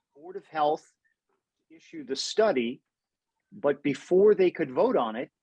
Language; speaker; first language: English; native; English